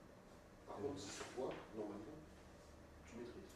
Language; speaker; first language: French; native; French